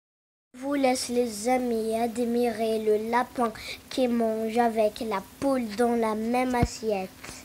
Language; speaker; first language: French; non-native, local second language; Arabic